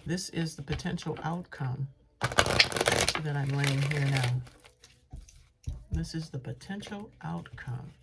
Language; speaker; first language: English; native; English